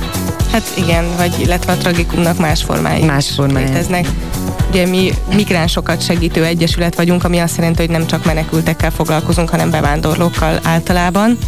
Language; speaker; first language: Hungarian; native; Hungarian